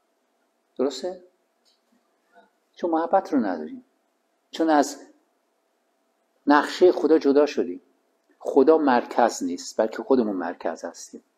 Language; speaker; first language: Persian; native; Persian